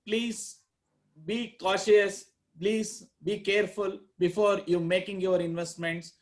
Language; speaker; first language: English; non-native, local second language; Kannada